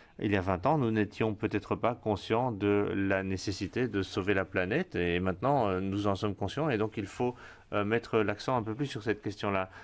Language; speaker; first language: French; non-native, fluent; Spanish